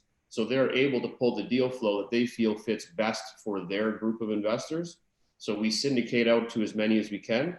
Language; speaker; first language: English; native; English